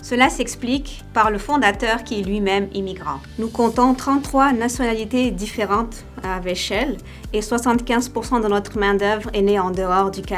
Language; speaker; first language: French; native; French